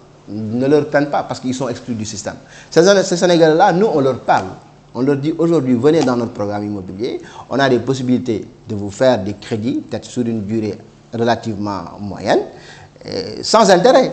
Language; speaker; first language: French; non-native, local second language; Wolof